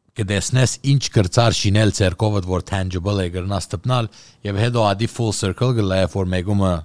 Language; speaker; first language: Armenian; early bilingual, heritage; Armenian